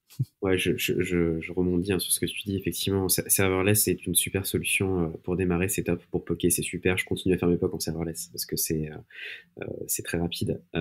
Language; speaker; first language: French; native; French